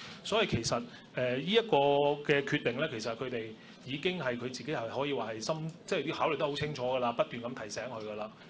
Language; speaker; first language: Cantonese; native; Cantonese